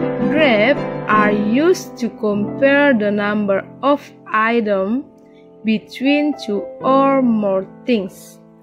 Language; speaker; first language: English; non-native, learner; Indonesian